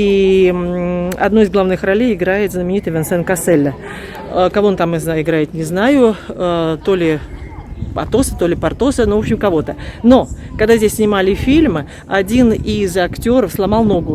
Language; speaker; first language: Russian; native; Russian